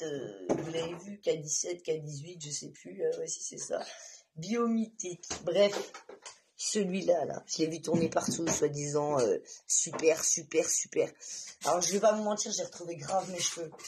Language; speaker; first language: French; native; French